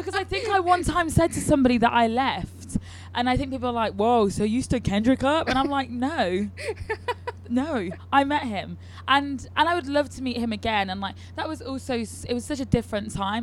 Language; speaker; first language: English; native; English